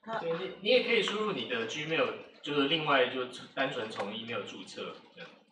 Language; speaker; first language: Chinese; native; Chinese